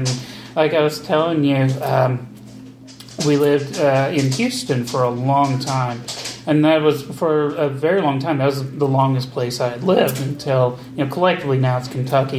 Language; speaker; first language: English; native; English